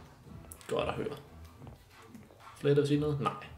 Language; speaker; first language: Danish; native; Danish